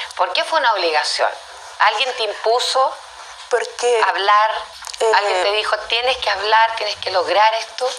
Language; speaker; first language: Spanish; native; Spanish